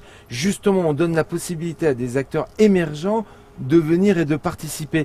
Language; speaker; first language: French; native; French